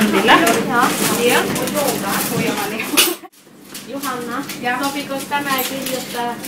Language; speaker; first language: Finnish; non-native, learner; Swedish